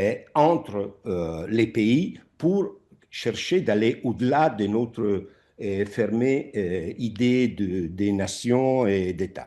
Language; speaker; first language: French; non-native, fluent; Italian